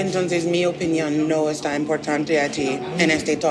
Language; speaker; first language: Spanish; non-native, learner; English